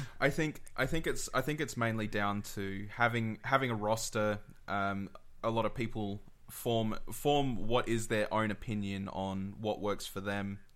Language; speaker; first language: English; native; English